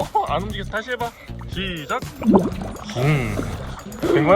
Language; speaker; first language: Korean; native; Korean